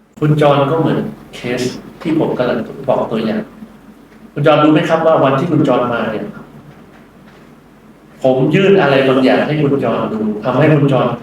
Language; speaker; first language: Thai; native; Thai